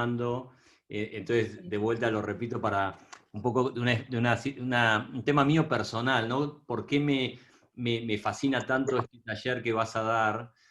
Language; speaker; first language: Spanish; native; Spanish